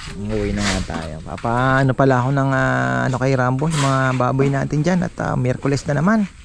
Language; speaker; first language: Filipino; non-native, local second language; Bikol